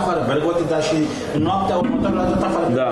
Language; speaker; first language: Romanian; native; Romanian